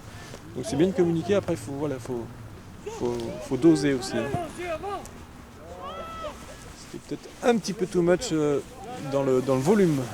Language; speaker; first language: French; native; French